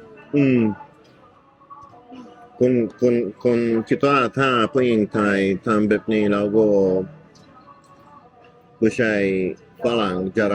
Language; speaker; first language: Thai; non-native, learner; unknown